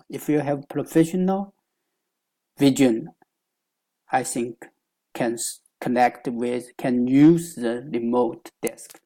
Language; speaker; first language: English; non-native, learner; Chinese